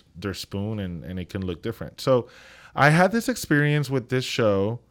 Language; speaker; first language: English; non-native, fluent; Spanish